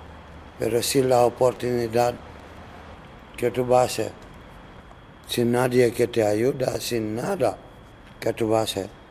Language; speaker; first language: Spanish; non-native, learner; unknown